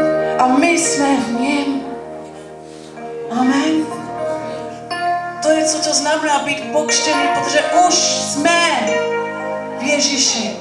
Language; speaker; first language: Czech; non-native, learner; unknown